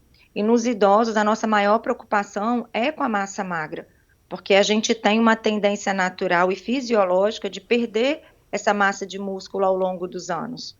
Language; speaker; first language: Portuguese; native; Portuguese